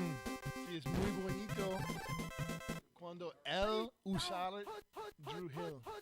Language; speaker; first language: Spanish; non-native, learner; English